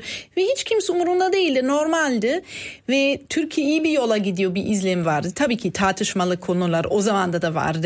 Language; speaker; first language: Turkish; non-native, fluent; German